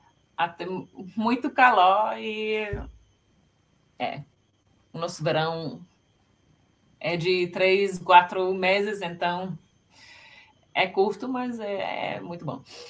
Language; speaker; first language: Portuguese; non-native, fluent; Finnish